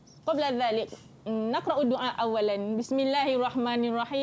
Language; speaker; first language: Arabic; non-native, fluent; Malay